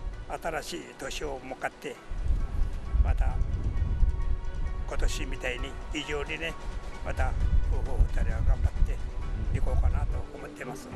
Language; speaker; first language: Japanese; native; Japanese